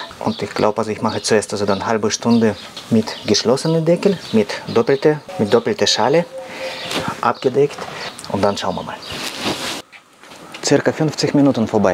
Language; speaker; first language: German; non-native, learner; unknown